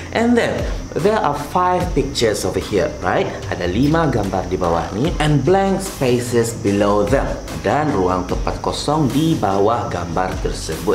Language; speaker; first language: English; non-native, local second language; Malay